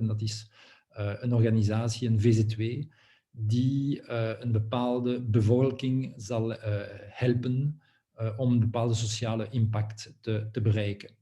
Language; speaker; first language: Dutch; non-native, local second language; French